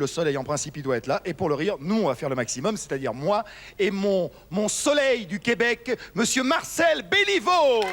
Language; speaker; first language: French; native; French